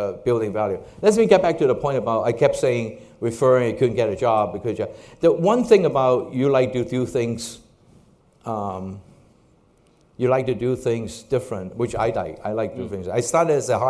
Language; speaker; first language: English; non-native, local second language; Cantonese